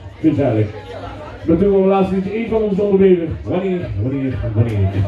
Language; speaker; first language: Dutch; early bilingual, other home language; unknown